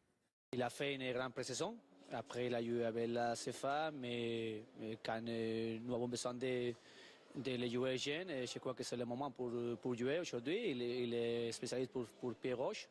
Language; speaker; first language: French; non-native, learner; Spanish